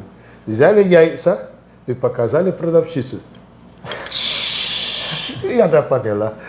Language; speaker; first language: Russian; non-native, fluent; Spanish